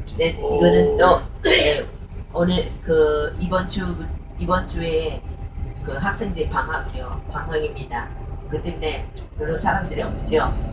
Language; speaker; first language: Korean; non-native, learner; Chinese